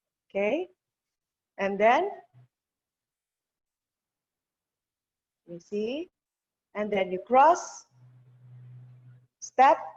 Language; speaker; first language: English; non-native, learner; Indonesian